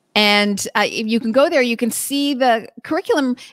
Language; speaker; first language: English; native; English